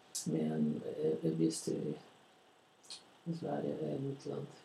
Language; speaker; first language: Swedish; non-native, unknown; Portuguese